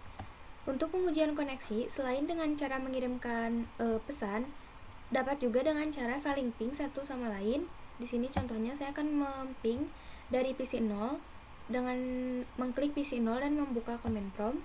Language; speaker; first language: Indonesian; native; Indonesian